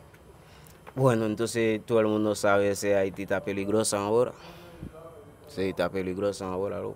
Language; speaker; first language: Spanish; non-native, learner; Haitian Creole